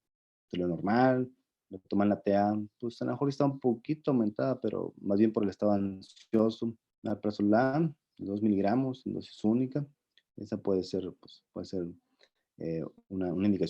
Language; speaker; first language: Spanish; native; Spanish